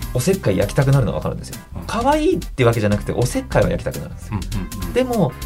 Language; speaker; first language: Japanese; native; Japanese